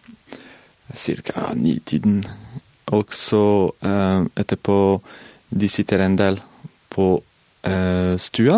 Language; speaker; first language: Norwegian; non-native, fluent; French